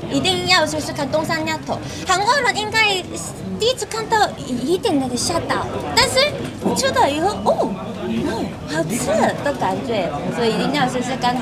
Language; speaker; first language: Chinese; non-native, learner; Korean